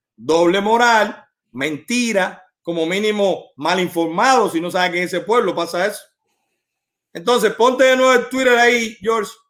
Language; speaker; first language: Spanish; native; Spanish